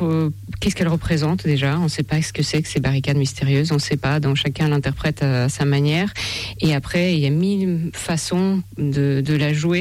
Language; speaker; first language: French; non-native, fluent; Russian